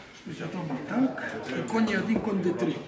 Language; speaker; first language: Russian; non-native, learner; Serbian